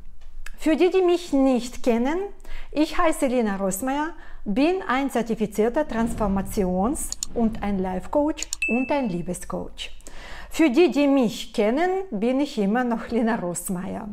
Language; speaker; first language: German; non-native, fluent; Russian